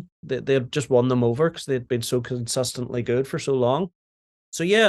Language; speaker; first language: English; native; English